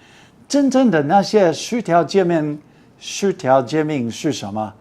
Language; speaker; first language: Chinese; non-native, fluent; English